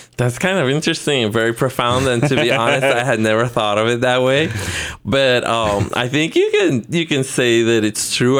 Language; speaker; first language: English; non-native, fluent; Spanish